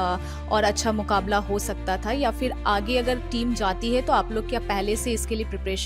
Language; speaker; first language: Hindi; native; Hindi